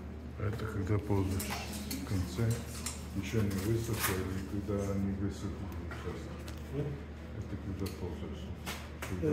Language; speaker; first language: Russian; non-native, learner; Bulgarian